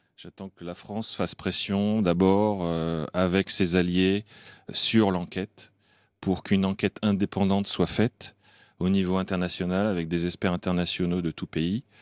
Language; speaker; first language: French; native; French